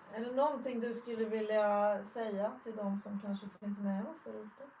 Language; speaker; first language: Swedish; native; Swedish